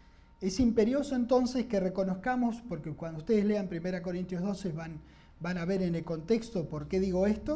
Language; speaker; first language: Spanish; native; Spanish